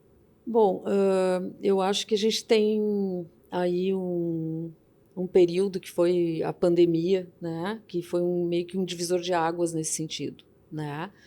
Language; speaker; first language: Portuguese; native; Portuguese